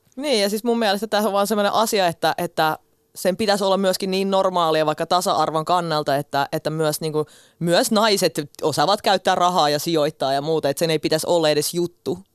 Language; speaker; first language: Finnish; early bilingual, other home language; Russian